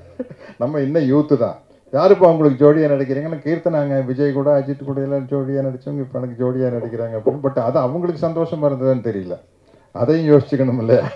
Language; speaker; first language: Tamil; native; Tamil